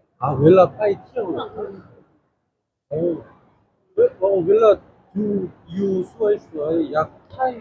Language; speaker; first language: Thai; non-native, learner; Korean